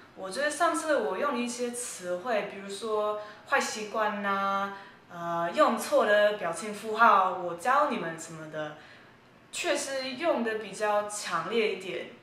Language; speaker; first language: Chinese; early bilingual, heritage; Chinese